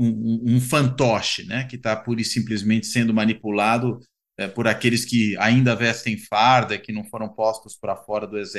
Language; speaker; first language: Portuguese; native; Portuguese